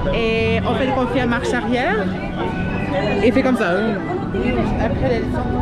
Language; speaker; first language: French; non-native, learner; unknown